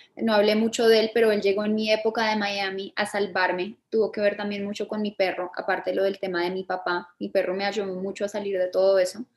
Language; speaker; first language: Spanish; early bilingual, other home language; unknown